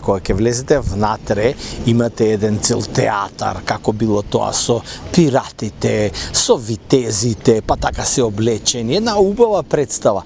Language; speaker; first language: Macedonian; native; Macedonian